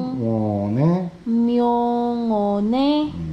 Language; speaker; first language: Korean; non-native, learner; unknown